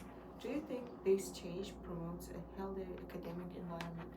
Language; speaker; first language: English; non-native, learner; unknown